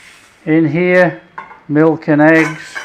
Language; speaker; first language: English; native; English